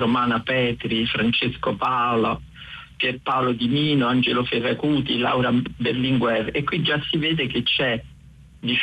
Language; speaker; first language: Italian; native; Italian